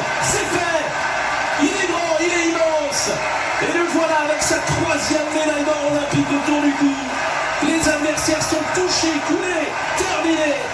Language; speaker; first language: French; native; French